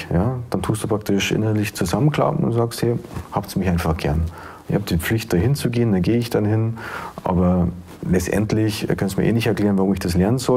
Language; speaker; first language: German; native; German